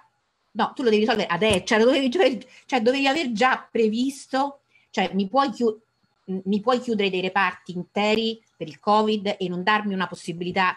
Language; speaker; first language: Italian; native; Italian